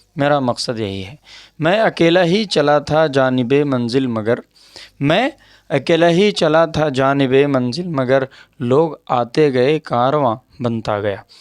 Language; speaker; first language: Urdu; native; Urdu